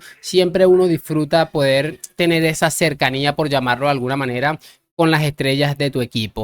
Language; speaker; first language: Spanish; native; Spanish